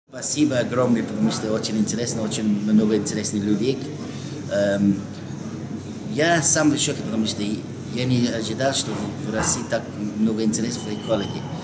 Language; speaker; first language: Russian; non-native, fluent; English